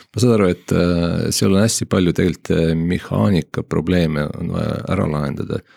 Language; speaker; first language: Estonian; non-native, local second language; Russian